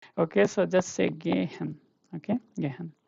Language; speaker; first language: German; non-native, fluent; Hindi